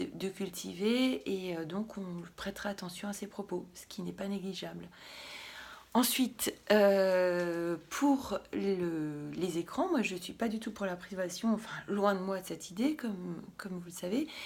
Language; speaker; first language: French; native; French